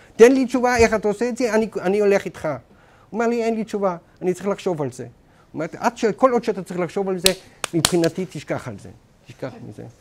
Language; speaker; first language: Hebrew; non-native, fluent; German